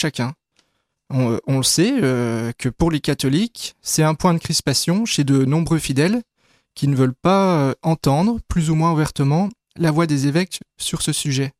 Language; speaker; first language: French; native; French